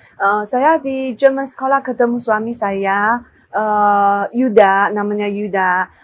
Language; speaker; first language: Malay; non-native, learner; Chinese